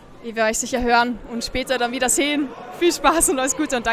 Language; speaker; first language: German; native; German